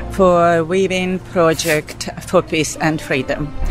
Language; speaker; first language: English; non-native, fluent; Belarusian